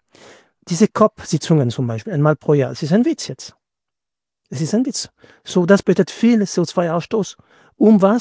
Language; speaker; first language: German; non-native, fluent; French